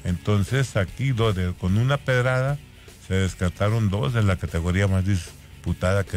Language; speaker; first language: Spanish; native; Spanish